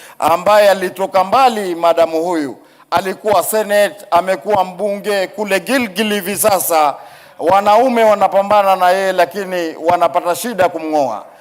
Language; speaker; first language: Swahili; native; Swahili